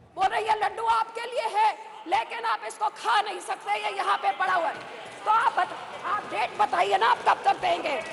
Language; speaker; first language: Hindi; non-native, local second language; Punjabi